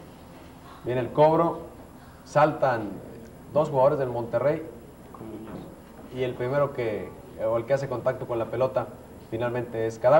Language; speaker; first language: Spanish; native; Spanish